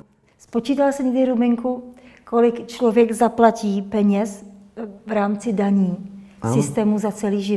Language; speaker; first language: Czech; native; Czech